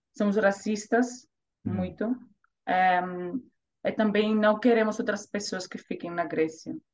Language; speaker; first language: Portuguese; non-native, fluent; Greek